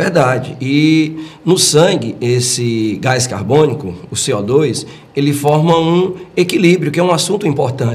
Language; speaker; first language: Portuguese; native; Portuguese